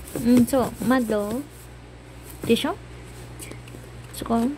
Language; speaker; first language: Japanese; non-native, learner; Vietnamese